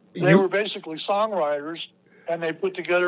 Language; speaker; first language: English; native; English